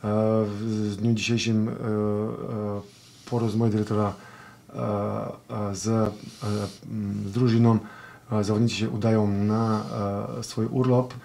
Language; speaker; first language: Polish; non-native, fluent; Serbian